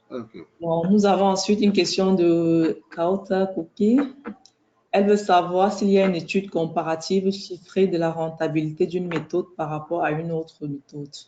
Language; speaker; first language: French; native; French